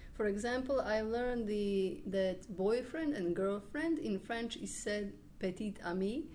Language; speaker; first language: English; non-native, fluent; Croatian